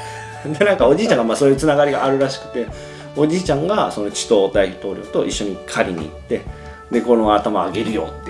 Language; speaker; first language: Japanese; native; Japanese